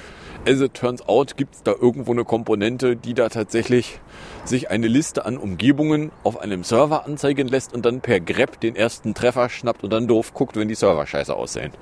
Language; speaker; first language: German; native; German